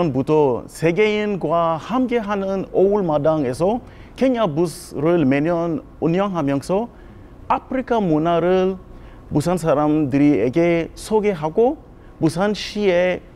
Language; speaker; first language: Korean; non-native, fluent; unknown